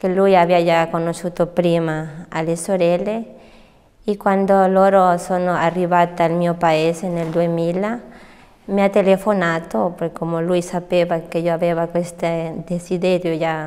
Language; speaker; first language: Italian; non-native, fluent; Spanish